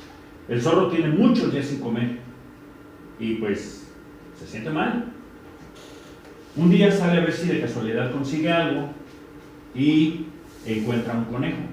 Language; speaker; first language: Spanish; native; Spanish